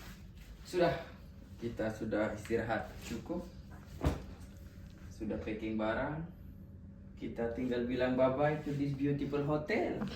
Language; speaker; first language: Indonesian; non-native, local second language; Sasak